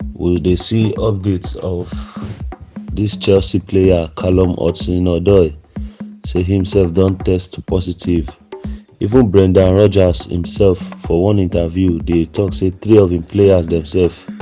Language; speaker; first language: Nigerian Pidgin; non-native, local second language; Yoruba